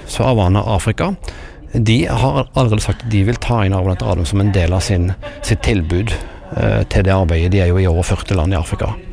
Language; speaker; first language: Norwegian; native; Norwegian